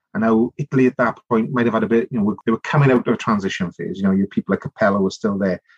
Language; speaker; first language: English; native; English